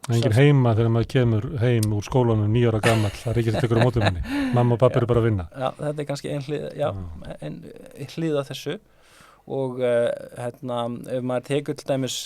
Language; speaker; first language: Icelandic; native; Icelandic